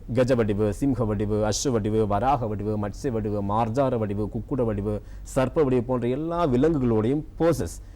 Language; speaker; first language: Tamil; non-native, local second language; Malayalam